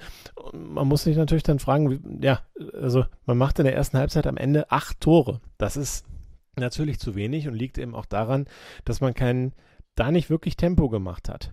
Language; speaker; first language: German; native; German